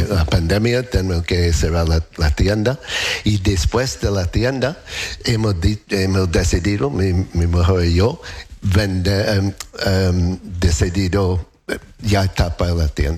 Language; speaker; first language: Spanish; non-native, learner; English